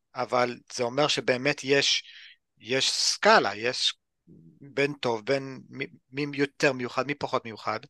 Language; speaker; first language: Hebrew; native; Hebrew